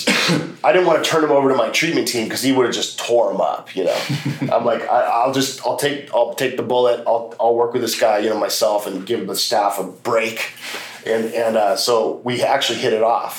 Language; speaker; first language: English; native; English